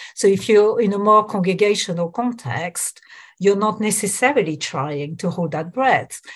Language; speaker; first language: English; non-native, fluent; French